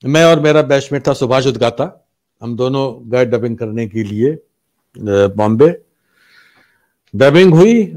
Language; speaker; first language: Hindi; native; Hindi